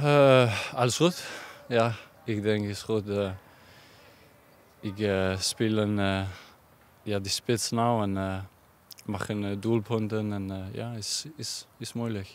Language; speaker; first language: Dutch; non-native, learner; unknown